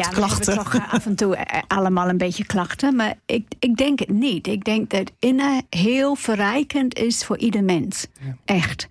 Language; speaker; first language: Dutch; non-native, fluent; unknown